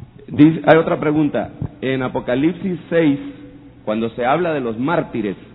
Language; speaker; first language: Spanish; native; Spanish